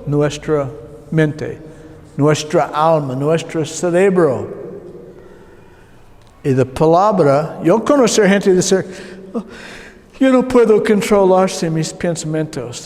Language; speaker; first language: Spanish; non-native, learner; English